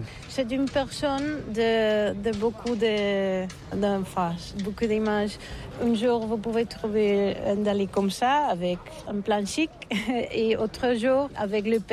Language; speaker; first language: French; non-native, learner; Spanish